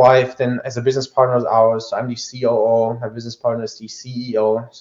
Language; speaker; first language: English; non-native, fluent; German